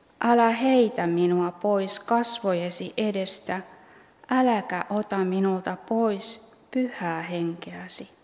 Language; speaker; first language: Finnish; native; Finnish